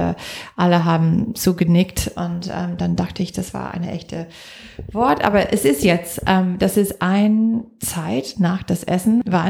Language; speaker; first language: German; non-native, fluent; English